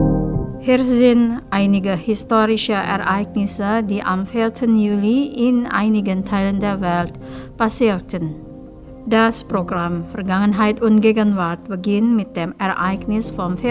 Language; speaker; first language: German; non-native, fluent; Indonesian